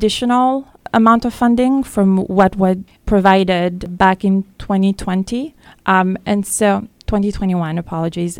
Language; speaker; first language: English; non-native, fluent; French